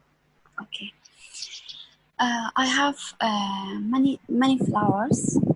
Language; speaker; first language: English; non-native, learner; Arabic